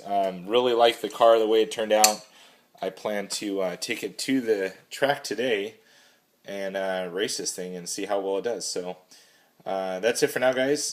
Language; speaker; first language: English; native; English